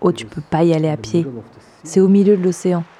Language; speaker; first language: French; native; French